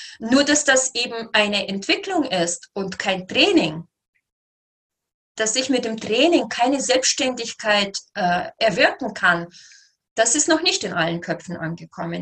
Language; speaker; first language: German; native; German